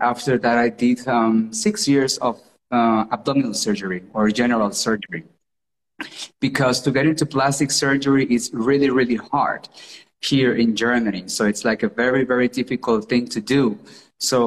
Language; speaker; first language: English; non-native, fluent; Spanish